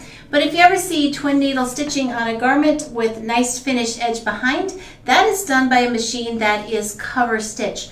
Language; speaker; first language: English; native; English